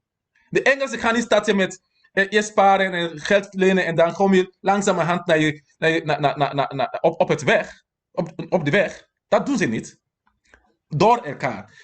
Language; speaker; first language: Dutch; non-native, fluent; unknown